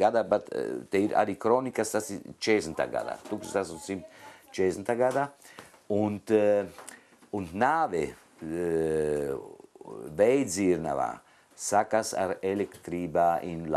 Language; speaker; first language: Latvian; non-native, learner; Italian